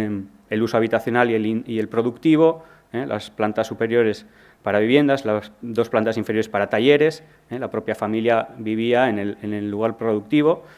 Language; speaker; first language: Spanish; native; Spanish